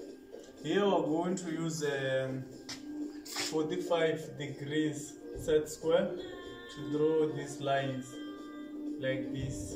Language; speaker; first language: English; non-native, local second language; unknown